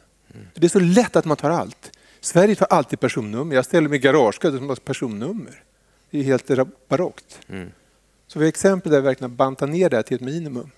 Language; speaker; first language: Swedish; native; Swedish